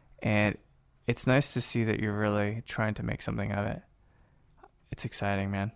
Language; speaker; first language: English; native; English